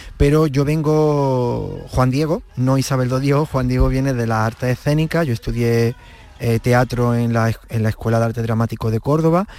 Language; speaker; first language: Spanish; native; Spanish